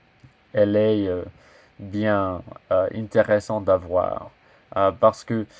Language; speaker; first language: French; non-native, learner; English